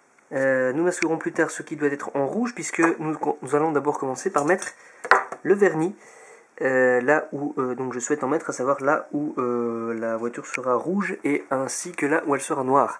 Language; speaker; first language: French; native; French